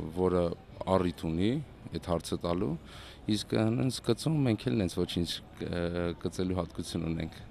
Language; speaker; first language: Armenian; native; Armenian